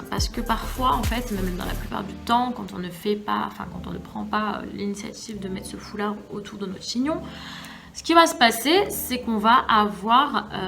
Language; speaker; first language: French; native; French